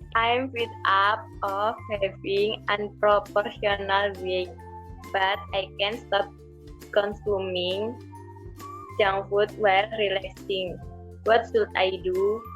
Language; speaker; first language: English; non-native, learner; Indonesian